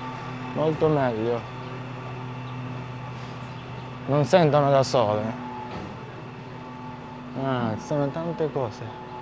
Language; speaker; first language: Italian; non-native, fluent; Japanese